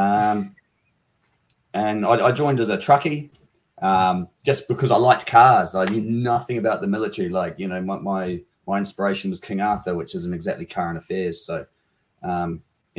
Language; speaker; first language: English; native; English